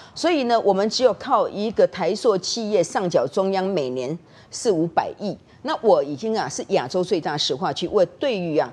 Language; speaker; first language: Chinese; native; Chinese